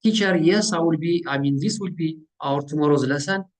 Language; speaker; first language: English; non-native, local second language; Amharic